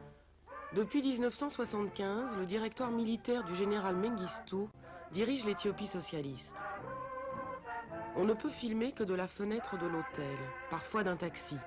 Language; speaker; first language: French; native; French